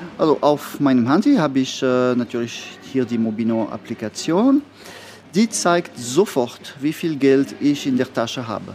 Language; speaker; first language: German; non-native, local second language; French